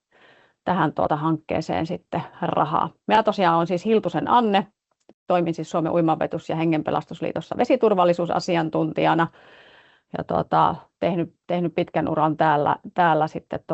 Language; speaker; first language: Finnish; native; Finnish